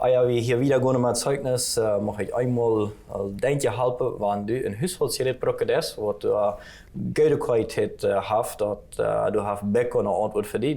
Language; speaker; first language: German; non-native, local second language; Plautdietsch